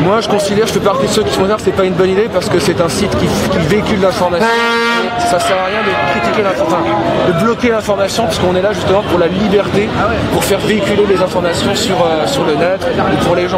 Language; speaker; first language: French; native; French